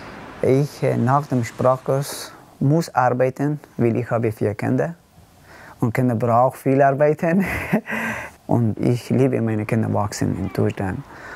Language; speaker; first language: German; non-native, learner; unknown